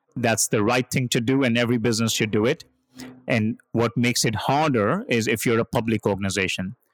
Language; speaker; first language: English; non-native, local second language; Hindi